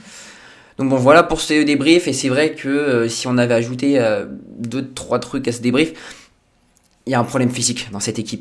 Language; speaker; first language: French; native; French